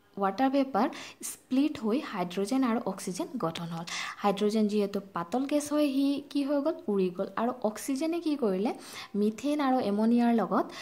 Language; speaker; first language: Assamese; non-native, local second language; Bangla